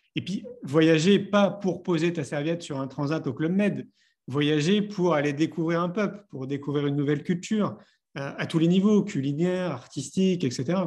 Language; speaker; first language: French; native; French